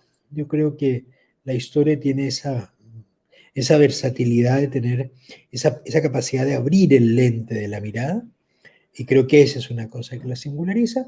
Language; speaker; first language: Spanish; native; Spanish